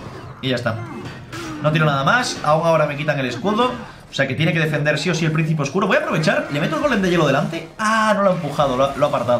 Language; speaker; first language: Spanish; native; Spanish